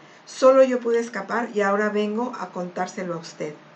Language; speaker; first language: Spanish; native; Spanish